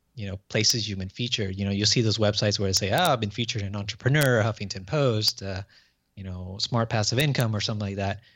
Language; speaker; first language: English; native; English